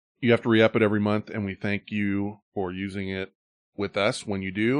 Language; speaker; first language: English; native; English